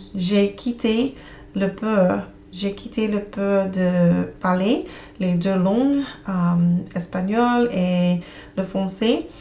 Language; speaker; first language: French; non-native, learner; English